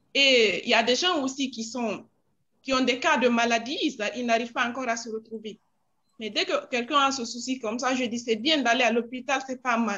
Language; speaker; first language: French; non-native, local second language; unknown